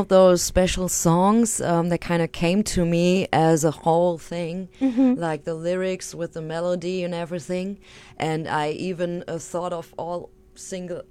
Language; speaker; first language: English; non-native, fluent; German